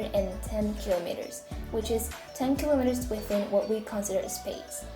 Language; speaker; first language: English; non-native, fluent; Spanish